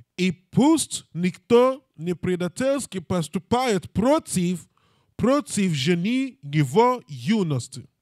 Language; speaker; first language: Russian; non-native, learner; English